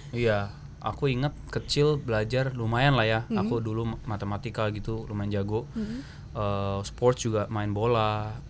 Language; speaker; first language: Indonesian; early bilingual, heritage; Japanese